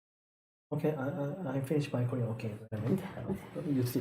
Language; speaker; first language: English; non-native, learner; Korean